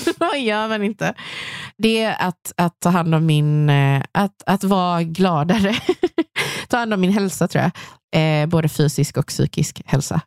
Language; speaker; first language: Swedish; native; Swedish